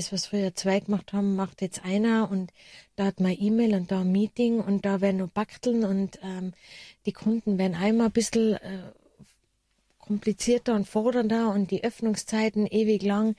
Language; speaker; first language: German; native; German